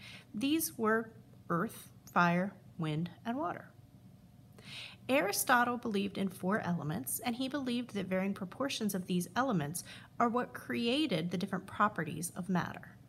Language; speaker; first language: English; native; English